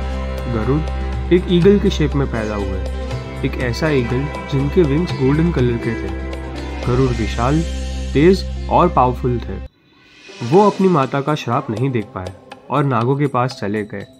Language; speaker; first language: Hindi; native; Hindi